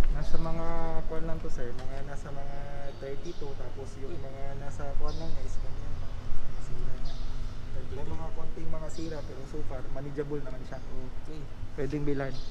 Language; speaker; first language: Filipino; non-native, local second language; Cebuano